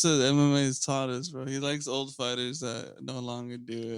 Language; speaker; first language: English; native; English